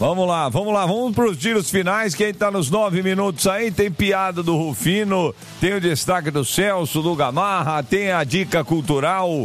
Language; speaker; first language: Portuguese; native; Portuguese